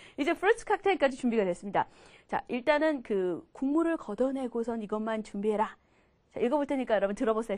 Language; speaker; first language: Korean; native; Korean